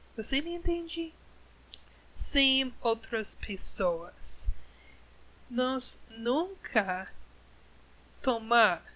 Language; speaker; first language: Portuguese; non-native, learner; English